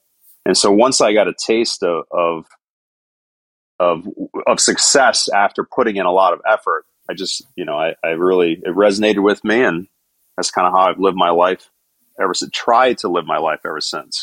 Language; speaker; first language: English; native; English